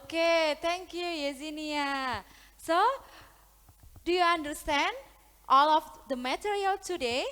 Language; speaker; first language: English; non-native, learner; Indonesian